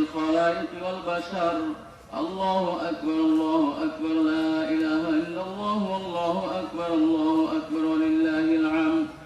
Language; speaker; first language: Arabic; non-native, fluent; Bangla